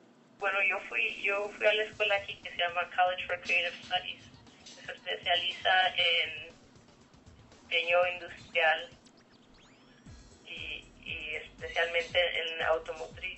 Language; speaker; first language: Spanish; early bilingual, heritage; Spanish